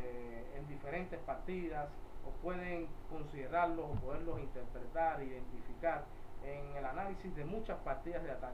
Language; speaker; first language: Spanish; native; Spanish